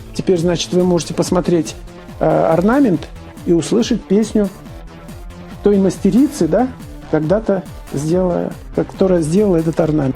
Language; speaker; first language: Russian; native; Russian